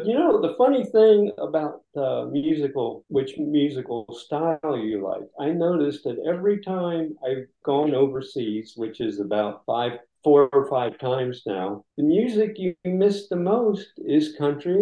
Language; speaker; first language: English; native; English